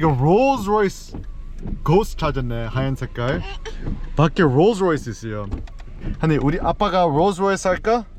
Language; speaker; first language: Korean; early bilingual, heritage; English